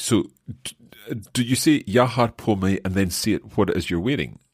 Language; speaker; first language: English; native; English